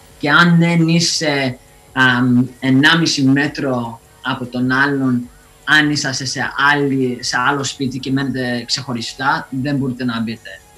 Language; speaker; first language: Greek; early bilingual, other home language; English